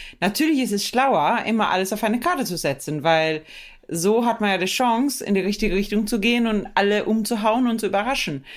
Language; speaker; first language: German; non-native, fluent; Swedish